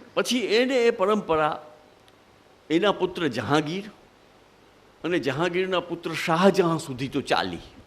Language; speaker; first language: Gujarati; non-native, local second language; Hindi